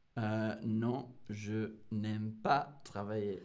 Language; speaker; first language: French; non-native, learner; English